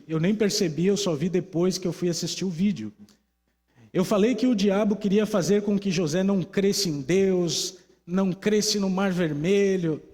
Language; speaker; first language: Portuguese; native; Portuguese